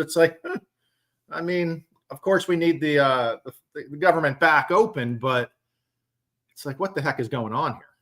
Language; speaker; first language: English; native; English